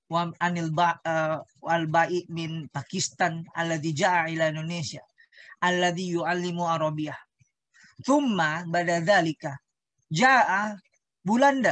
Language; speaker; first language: Arabic; non-native, learner; Indonesian